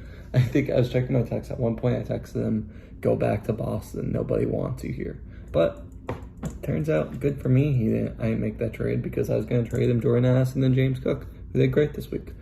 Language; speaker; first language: English; native; English